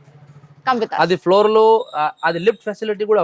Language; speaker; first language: Telugu; non-native, local second language; Hindi